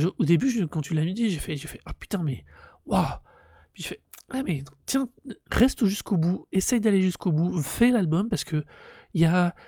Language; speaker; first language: French; native; French